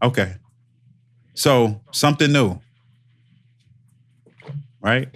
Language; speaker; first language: English; native; English